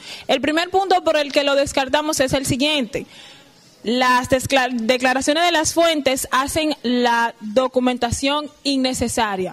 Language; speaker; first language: Spanish; native; Spanish